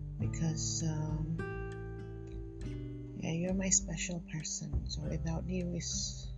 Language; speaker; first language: English; non-native, fluent; Indonesian